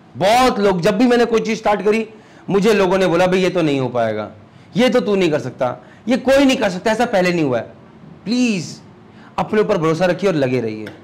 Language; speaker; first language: Hindi; native; Hindi